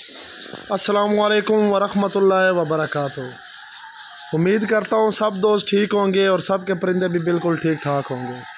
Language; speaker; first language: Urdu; non-native, local second language; Punjabi